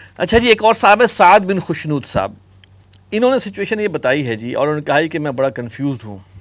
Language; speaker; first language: Urdu; native; Urdu